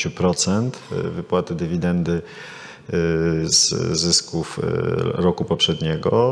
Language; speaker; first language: Polish; native; Polish